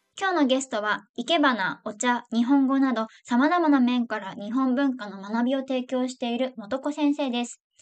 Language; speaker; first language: Japanese; native; Japanese